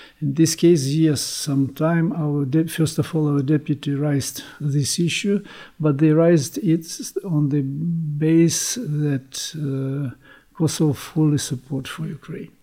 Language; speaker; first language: English; non-native, learner; Ukrainian